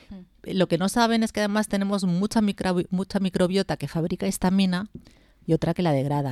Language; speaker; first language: Spanish; native; Spanish